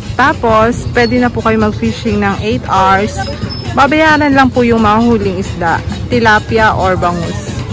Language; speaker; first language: Filipino; native; Filipino